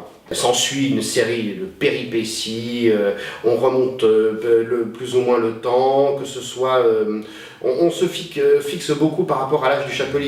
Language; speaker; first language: French; native; French